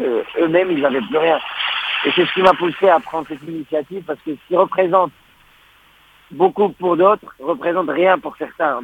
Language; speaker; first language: French; non-native, local second language; Arabic